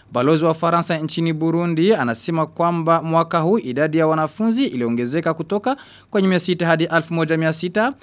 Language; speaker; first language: Swahili; non-native, local second language; Rundi